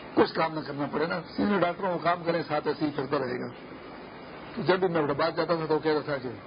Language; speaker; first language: Urdu; non-native, local second language; Pashto